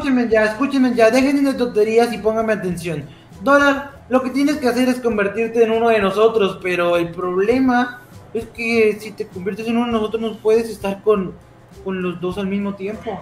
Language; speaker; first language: Spanish; native; Spanish